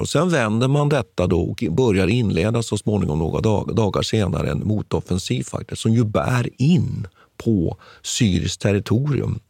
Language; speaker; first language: Swedish; native; Swedish